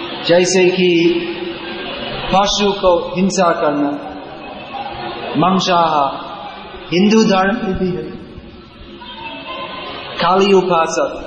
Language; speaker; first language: Hindi; non-native, learner; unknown